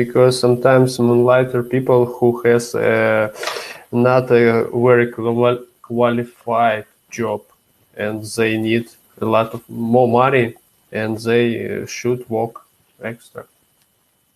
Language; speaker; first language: English; non-native, learner; Russian